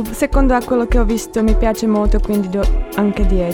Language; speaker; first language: Italian; non-native, fluent; Czech